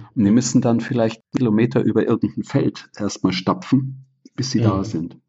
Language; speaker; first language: German; native; German